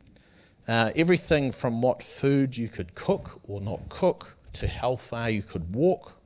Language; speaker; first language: English; native; English